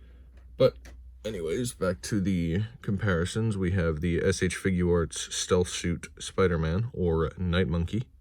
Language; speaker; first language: English; native; English